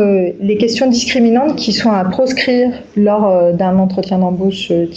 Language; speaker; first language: French; native; French